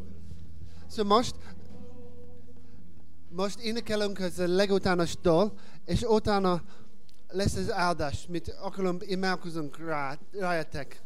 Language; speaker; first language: Hungarian; non-native, learner; English